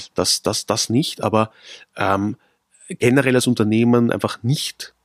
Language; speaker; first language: German; native; German